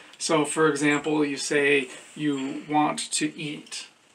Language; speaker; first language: English; native; English